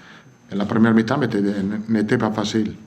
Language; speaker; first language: French; non-native, fluent; Italian